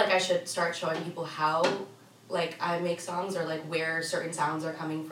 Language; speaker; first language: English; native; English